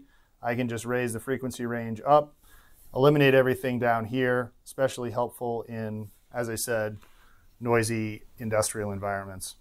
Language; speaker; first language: English; native; English